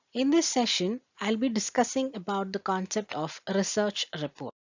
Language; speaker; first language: English; non-native, local second language; Kannada